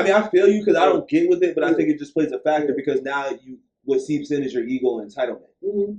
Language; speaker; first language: English; native; English